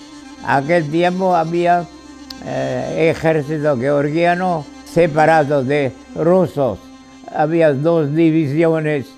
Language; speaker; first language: Spanish; non-native, fluent; Georgian